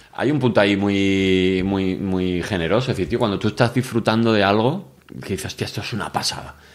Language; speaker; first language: Spanish; native; Spanish